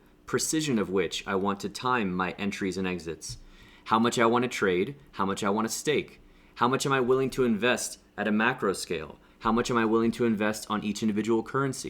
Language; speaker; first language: English; native; English